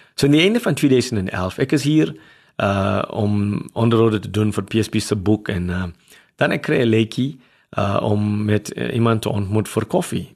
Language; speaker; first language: Afrikaans; non-native, local second language; English